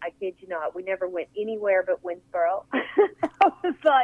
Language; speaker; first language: English; native; English